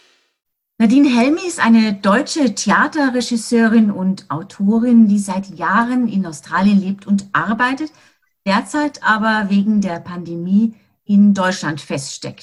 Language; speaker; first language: German; native; German